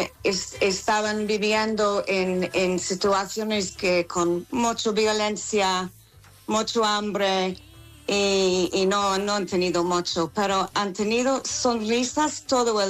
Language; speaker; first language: Spanish; non-native, learner; English